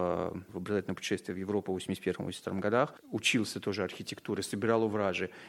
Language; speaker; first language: Russian; native; Russian